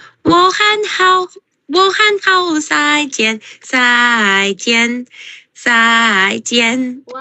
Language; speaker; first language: Chinese; non-native, learner; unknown